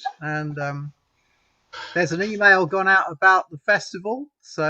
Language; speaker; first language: English; native; English